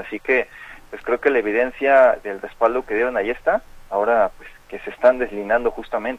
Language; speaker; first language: Spanish; native; Spanish